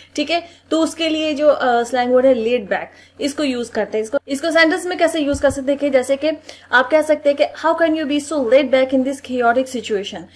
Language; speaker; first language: Urdu; native; Urdu